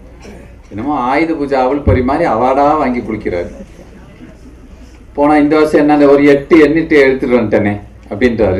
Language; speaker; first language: Tamil; native; Tamil